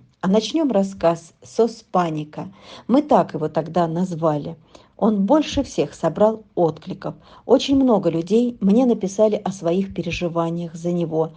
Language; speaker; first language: Russian; native; Russian